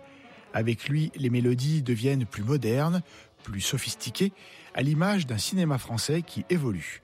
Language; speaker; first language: French; native; French